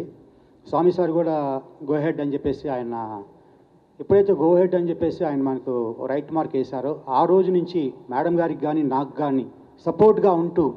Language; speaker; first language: Telugu; native; Telugu